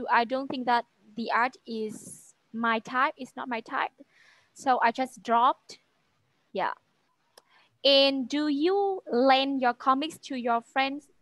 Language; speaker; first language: English; non-native, fluent; Vietnamese